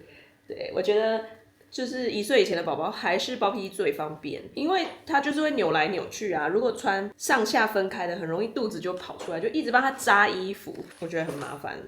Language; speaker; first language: Chinese; non-native, fluent; Serbian